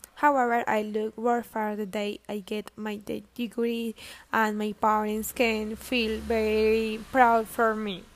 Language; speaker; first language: English; non-native, learner; Spanish